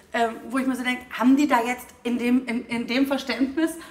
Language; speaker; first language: German; native; German